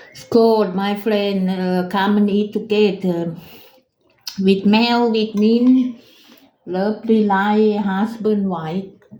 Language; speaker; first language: English; non-native, learner; Thai